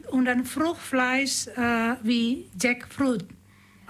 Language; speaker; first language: German; non-native, learner; Indonesian